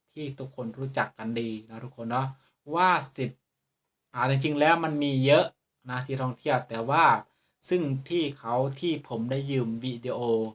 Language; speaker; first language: Thai; native; Thai